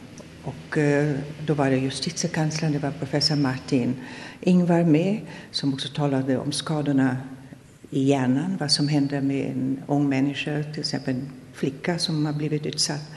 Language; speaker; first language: Swedish; non-native, fluent; German